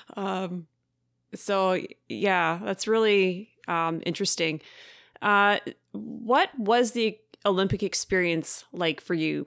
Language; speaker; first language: English; native; English